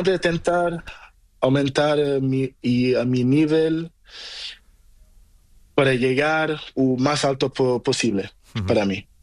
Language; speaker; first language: Spanish; non-native, learner; Portuguese